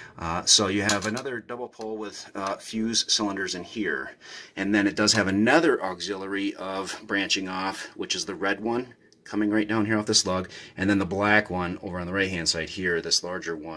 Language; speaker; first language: English; native; English